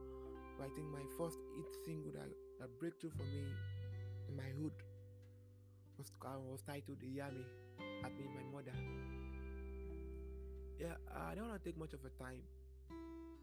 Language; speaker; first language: English; non-native, local second language; Yoruba